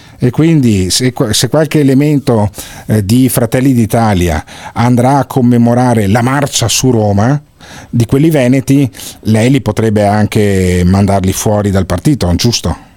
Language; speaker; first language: Italian; native; Italian